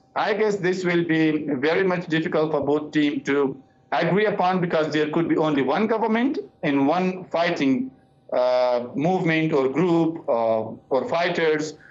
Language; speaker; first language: English; non-native, fluent; Persian